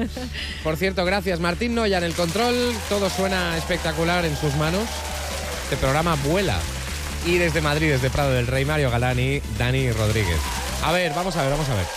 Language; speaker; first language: Spanish; native; Spanish